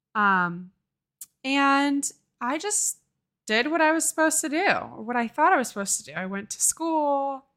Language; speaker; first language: English; native; English